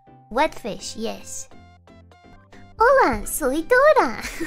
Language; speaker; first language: Spanish; non-native, learner; English